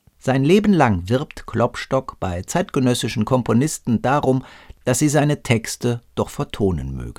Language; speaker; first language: German; native; German